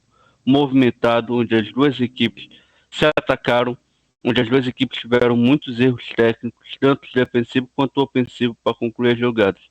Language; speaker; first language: Portuguese; native; Portuguese